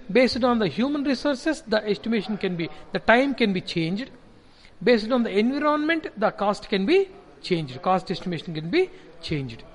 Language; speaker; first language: English; non-native, local second language; Telugu